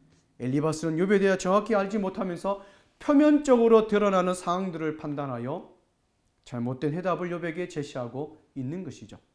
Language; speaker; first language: Korean; native; Korean